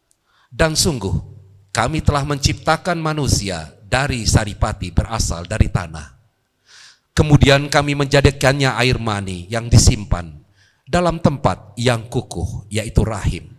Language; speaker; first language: Indonesian; native; Indonesian